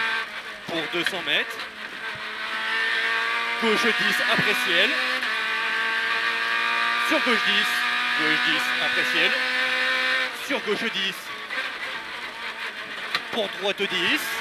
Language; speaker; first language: French; native; French